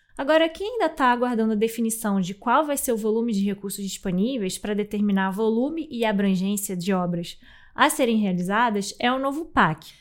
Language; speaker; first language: Portuguese; native; Portuguese